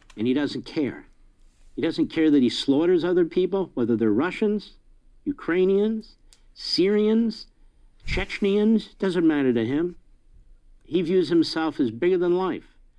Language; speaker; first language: English; native; English